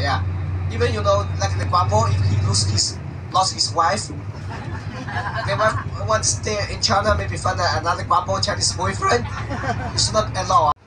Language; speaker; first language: English; non-native, learner; Chinese